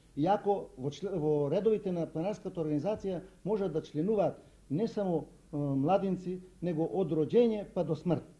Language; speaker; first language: Macedonian; native; Macedonian